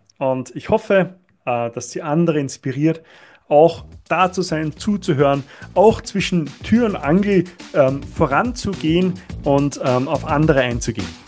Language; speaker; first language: German; native; German